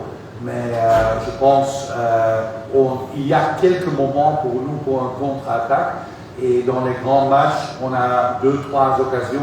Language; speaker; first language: French; non-native, fluent; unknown